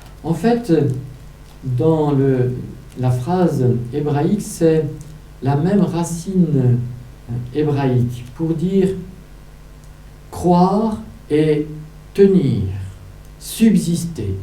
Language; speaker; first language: French; native; French